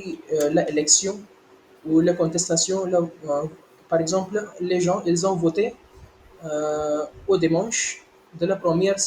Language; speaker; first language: French; non-native, learner; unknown